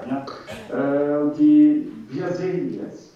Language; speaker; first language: German; non-native, learner; Turkish